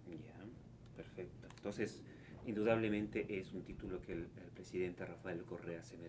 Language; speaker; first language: Spanish; native; Spanish